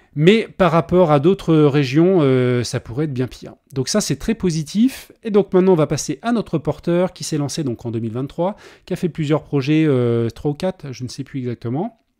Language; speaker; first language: French; native; French